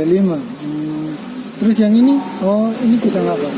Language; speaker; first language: Malay; native; Malay